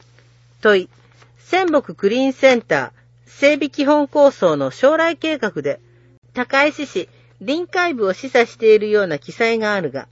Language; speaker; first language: Japanese; native; Japanese